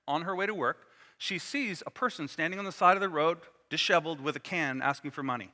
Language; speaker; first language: English; native; English